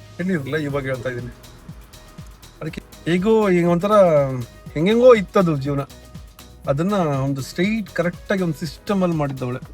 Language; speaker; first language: Kannada; non-native, local second language; Tulu